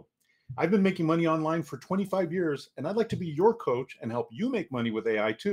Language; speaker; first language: English; native; English